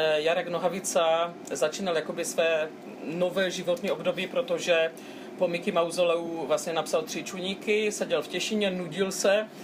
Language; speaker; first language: Czech; non-native, local second language; Polish